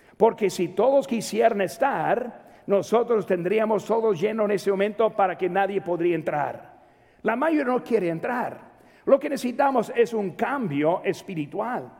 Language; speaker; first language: Spanish; native; Spanish